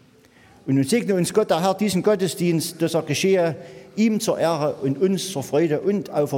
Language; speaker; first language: German; native; German